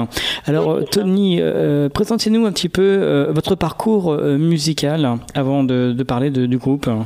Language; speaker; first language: French; native; French